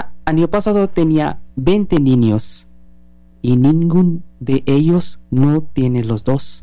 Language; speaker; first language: Spanish; non-native, learner; Bangla